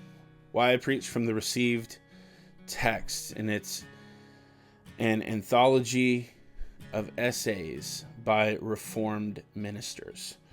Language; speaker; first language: English; native; English